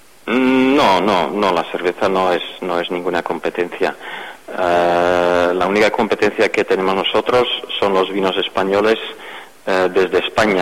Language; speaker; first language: Spanish; non-native, fluent; Dutch